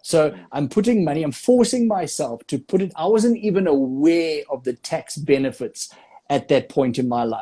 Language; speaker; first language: English; native; English